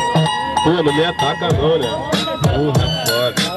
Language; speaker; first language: Portuguese; native; Portuguese